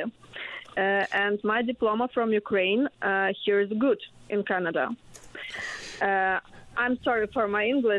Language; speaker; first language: English; non-native, learner; Ukrainian